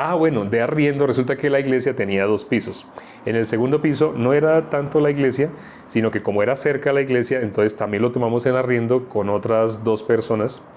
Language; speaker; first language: Spanish; native; Spanish